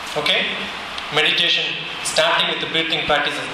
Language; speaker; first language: English; non-native, local second language; Malayalam